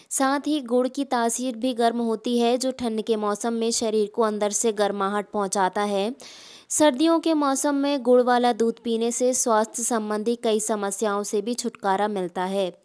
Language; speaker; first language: Hindi; native; Hindi